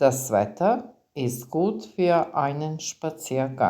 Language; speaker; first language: German; non-native, fluent; Serbian